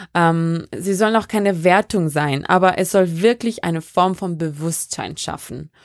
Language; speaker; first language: German; early bilingual, other home language; French